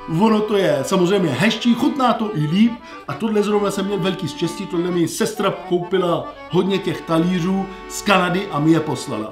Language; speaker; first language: Czech; non-native, fluent; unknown